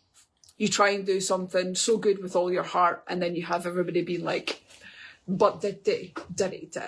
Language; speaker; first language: English; native; English